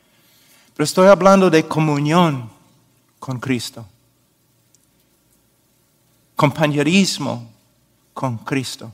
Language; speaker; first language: Spanish; non-native, fluent; English